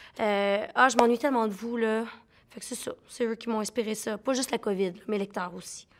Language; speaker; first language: French; native; French